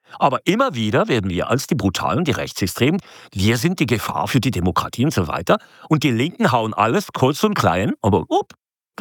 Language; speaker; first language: German; native; German